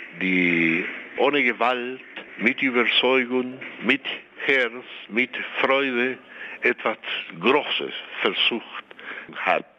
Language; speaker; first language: German; non-native, fluent; Spanish